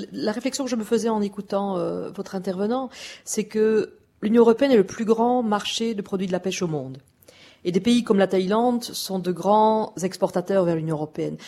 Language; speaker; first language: French; native; French